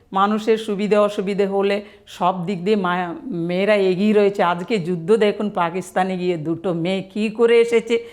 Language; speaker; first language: Bangla; non-native, fluent; Telugu